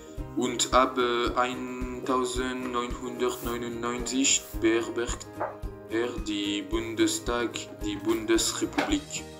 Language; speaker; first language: German; non-native, learner; French